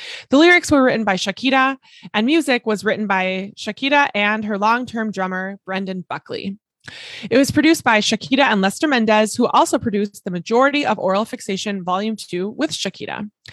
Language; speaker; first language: English; native; English